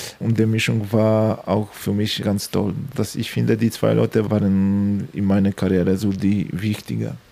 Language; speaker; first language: German; non-native, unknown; Polish